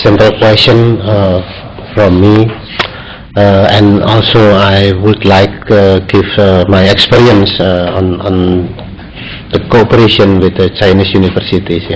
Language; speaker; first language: English; non-native, fluent; Indonesian